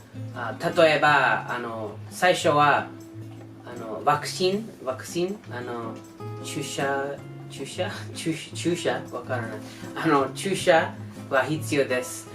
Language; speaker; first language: Japanese; non-native, learner; English